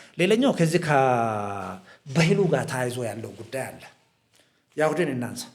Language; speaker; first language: Amharic; non-native, local second language; Hadiyya